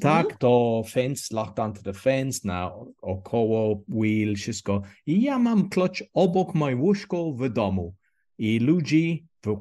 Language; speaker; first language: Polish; non-native, learner; English